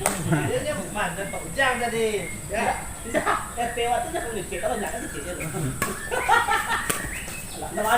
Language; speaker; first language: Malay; non-native, local second language; Minangkabau